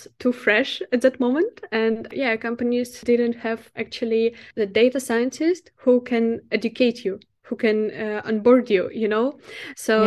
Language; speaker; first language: English; non-native, fluent; Russian